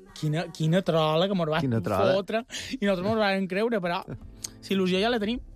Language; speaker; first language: Catalan; native; Catalan